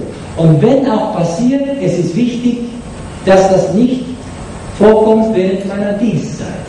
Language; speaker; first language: German; non-native, fluent; Japanese